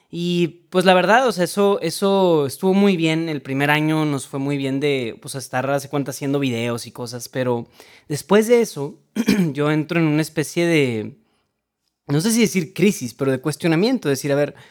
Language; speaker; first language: Spanish; native; Spanish